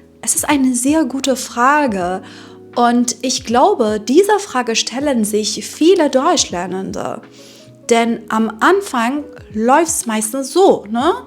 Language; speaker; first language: German; non-native, fluent; Persian